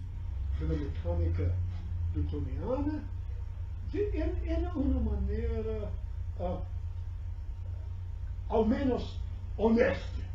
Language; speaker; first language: Spanish; non-native, learner; English